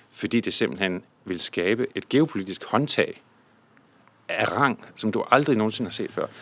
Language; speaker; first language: Danish; early bilingual, other home language; English